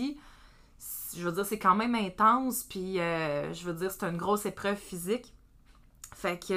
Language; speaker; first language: French; native; French